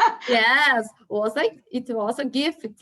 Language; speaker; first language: English; non-native, learner; Portuguese